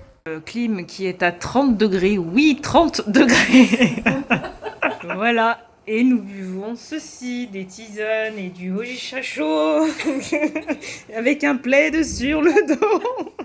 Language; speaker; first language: French; native; French